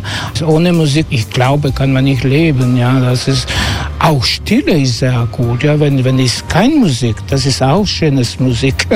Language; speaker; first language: German; non-native, learner; Croatian